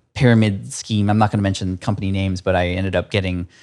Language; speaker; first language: English; early bilingual, other home language; Filipino